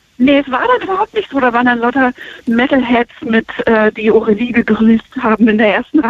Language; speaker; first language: German; native; German